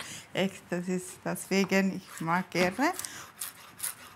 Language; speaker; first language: German; non-native, learner; Tamil